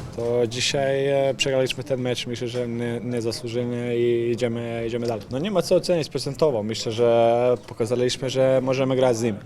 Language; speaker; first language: Polish; non-native, fluent; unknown